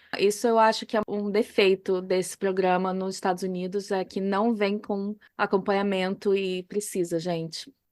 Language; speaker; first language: Portuguese; native; Portuguese